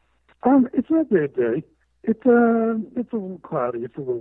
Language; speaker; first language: English; native; English